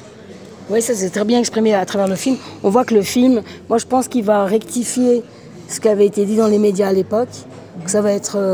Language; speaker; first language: French; native; French